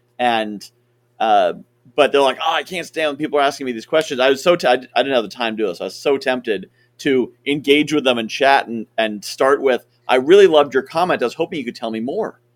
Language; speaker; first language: English; native; English